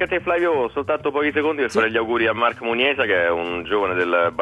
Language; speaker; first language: Italian; native; Italian